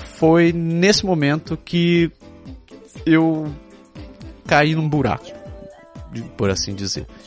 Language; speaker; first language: Portuguese; non-native, local second language; Japanese